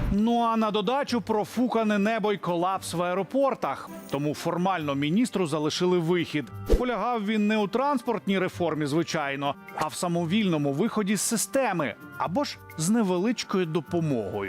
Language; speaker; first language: Ukrainian; native; Ukrainian